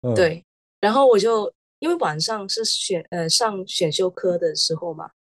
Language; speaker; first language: Chinese; non-native, local second language; Cantonese